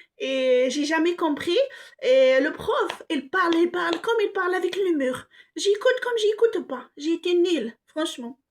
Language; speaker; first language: French; non-native, local second language; Arabic